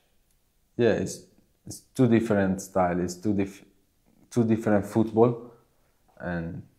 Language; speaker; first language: English; non-native, learner; Italian